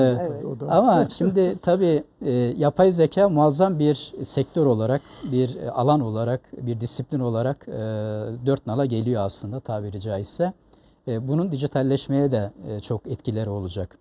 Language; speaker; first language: Turkish; native; Turkish